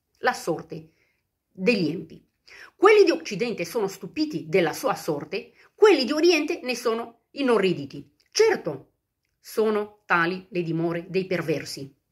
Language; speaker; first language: Italian; non-native, fluent; Romanian